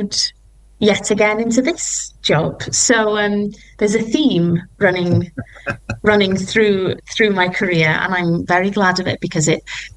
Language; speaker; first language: English; non-native, local second language; Welsh